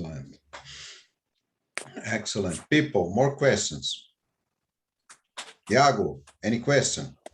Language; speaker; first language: English; non-native, fluent; Portuguese